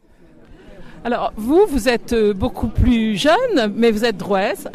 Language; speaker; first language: French; native; French